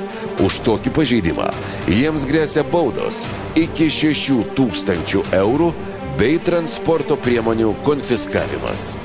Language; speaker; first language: Lithuanian; native; Lithuanian